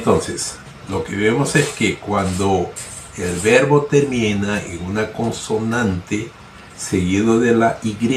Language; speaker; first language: Spanish; non-native, fluent; Portuguese